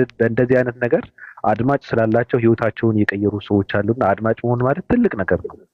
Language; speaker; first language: Amharic; native; Amharic